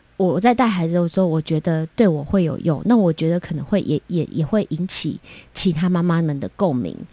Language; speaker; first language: Chinese; non-native, local second language; Min Nan Chinese